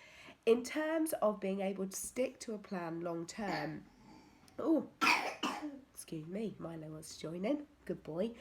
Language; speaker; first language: English; native; English